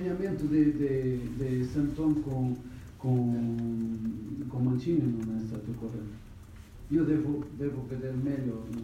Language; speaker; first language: Italian; non-native, fluent; Portuguese